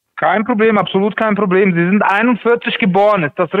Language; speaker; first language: German; native; German